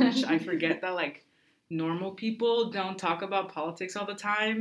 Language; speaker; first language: English; early bilingual, other home language; Spanish